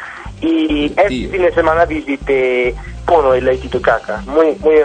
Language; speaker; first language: Spanish; non-native, learner; English